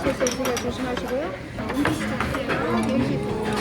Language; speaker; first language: Korean; native; Korean